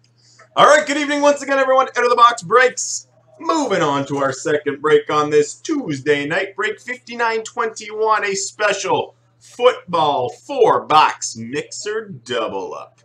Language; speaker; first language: English; native; English